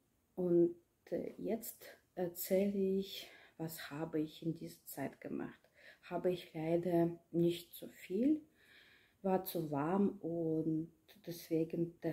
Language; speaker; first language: German; non-native, learner; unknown